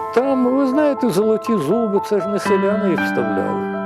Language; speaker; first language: Ukrainian; non-native, fluent; Russian